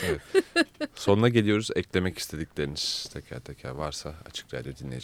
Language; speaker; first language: Turkish; native; Turkish